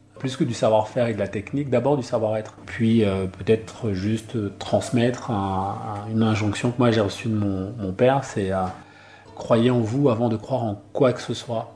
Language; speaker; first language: French; non-native, local second language; Duala